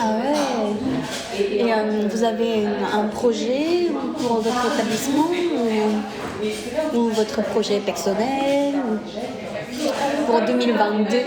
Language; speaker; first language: French; non-native, fluent; Korean